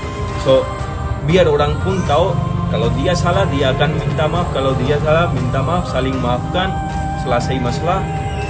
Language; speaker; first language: Indonesian; non-native, fluent; Hindi